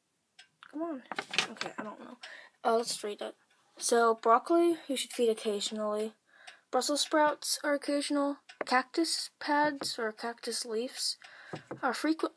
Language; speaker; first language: English; native; English